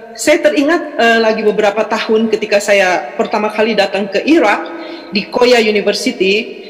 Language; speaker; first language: Indonesian; native; Indonesian